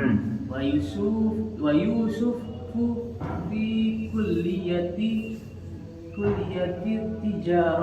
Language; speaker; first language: Arabic; non-native, learner; Indonesian